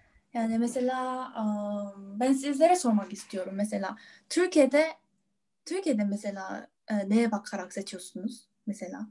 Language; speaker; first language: Turkish; non-native, fluent; Korean